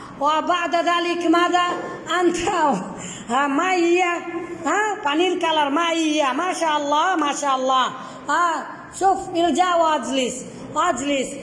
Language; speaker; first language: Arabic; non-native, fluent; Bangla